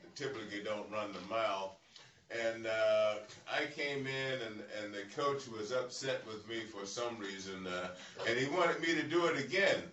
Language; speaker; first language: English; native; English